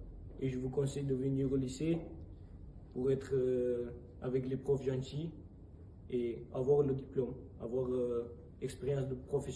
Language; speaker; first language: French; non-native, fluent; Armenian